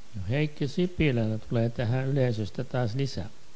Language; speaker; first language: Finnish; native; Finnish